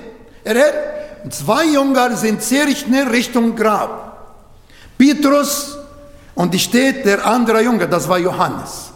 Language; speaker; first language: German; non-native, learner; Arabic